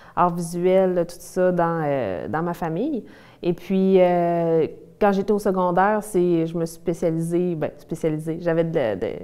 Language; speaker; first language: French; native; French